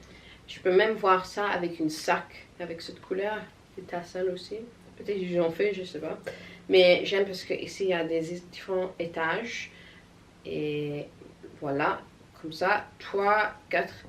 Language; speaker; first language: French; non-native, learner; English